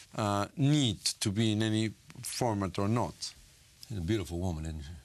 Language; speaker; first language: English; non-native, fluent; Spanish